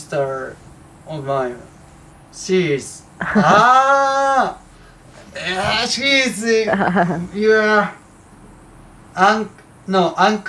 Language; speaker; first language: English; non-native, learner; Japanese